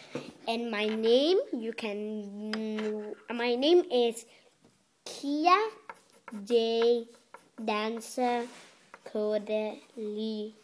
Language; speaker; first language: English; non-native, learner; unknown